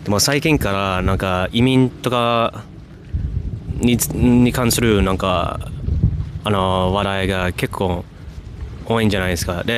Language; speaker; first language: Japanese; non-native, fluent; English